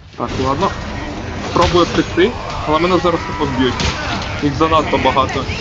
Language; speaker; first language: Ukrainian; non-native, local second language; Russian